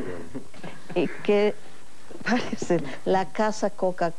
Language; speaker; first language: Spanish; non-native, fluent; English